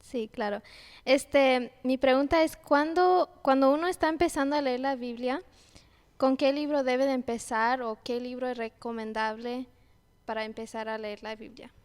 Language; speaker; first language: Spanish; early bilingual, heritage; Spanish